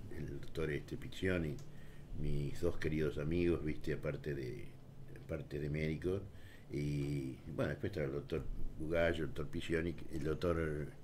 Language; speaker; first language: Spanish; native; Spanish